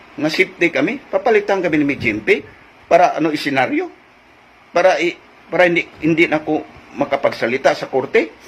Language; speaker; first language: Filipino; non-native, local second language; Cebuano